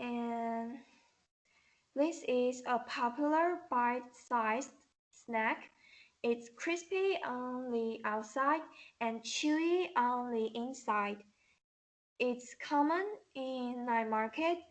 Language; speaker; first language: English; non-native, learner; Chinese